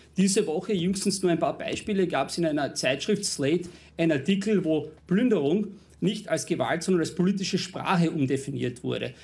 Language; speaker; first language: German; non-native, fluent; English